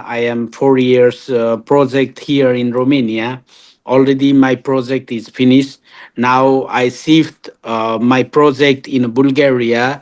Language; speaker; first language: English; non-native, learner; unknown